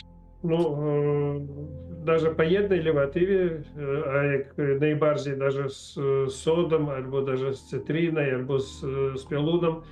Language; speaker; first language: Polish; non-native, learner; Russian